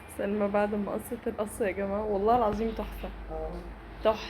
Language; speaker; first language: Arabic; native; Arabic